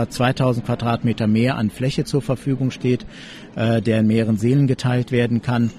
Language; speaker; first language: German; native; German